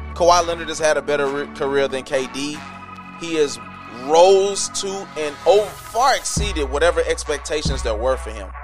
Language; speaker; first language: English; native; English